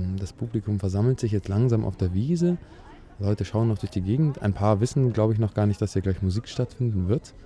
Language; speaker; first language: German; native; German